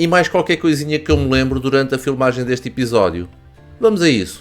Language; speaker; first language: Portuguese; native; Portuguese